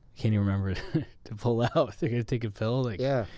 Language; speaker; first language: English; native; English